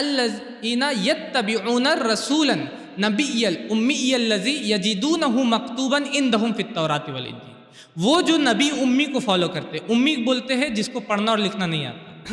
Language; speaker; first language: Urdu; native; Urdu